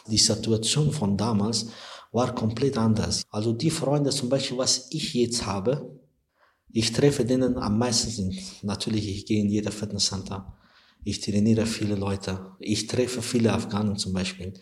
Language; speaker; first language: German; non-native, learner; Persian